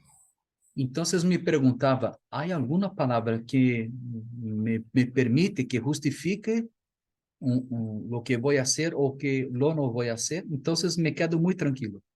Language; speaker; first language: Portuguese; non-native, learner; Spanish